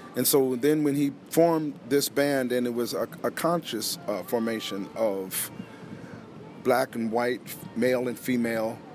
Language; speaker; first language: English; native; English